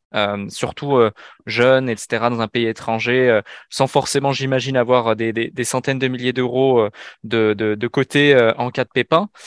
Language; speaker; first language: French; native; French